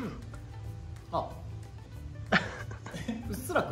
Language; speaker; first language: Japanese; native; Japanese